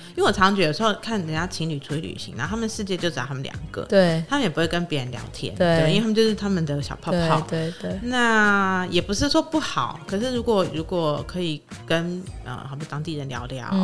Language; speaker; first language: Chinese; native; Chinese